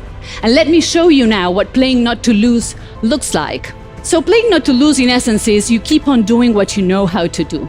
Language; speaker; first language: English; non-native, fluent; Spanish